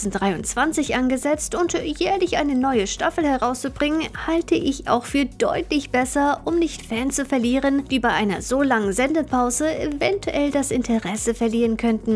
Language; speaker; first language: German; native; German